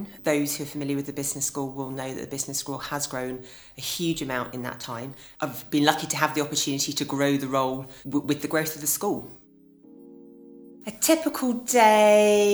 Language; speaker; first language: English; native; English